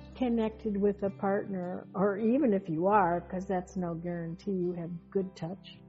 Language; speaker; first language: English; native; English